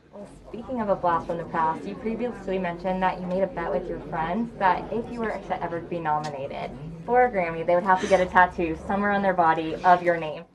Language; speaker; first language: English; native; English